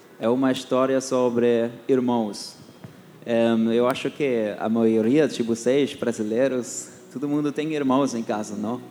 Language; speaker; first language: Portuguese; non-native, fluent; German